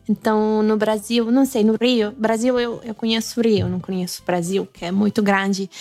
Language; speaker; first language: Portuguese; non-native, fluent; Italian